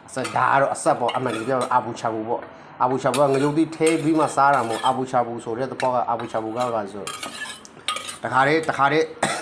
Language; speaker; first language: Burmese; non-native, local second language; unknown